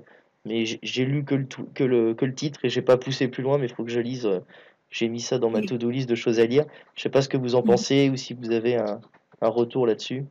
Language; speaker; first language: French; native; French